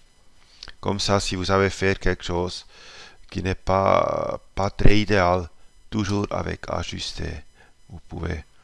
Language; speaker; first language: French; non-native, local second language; German